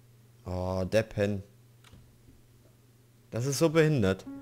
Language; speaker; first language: German; native; German